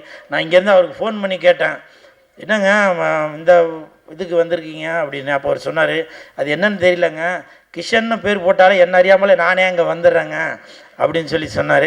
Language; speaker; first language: Tamil; native; Tamil